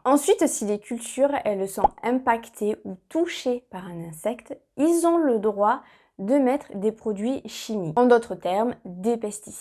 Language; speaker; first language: French; native; French